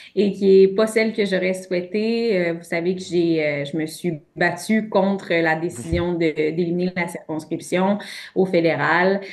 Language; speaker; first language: French; native; French